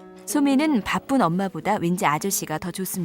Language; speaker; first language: Korean; native; Korean